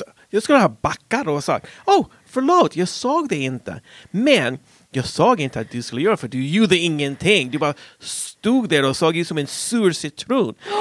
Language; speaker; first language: Swedish; non-native, fluent; English